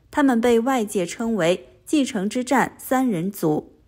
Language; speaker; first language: Chinese; native; Chinese